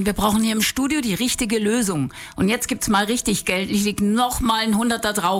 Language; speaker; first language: German; native; German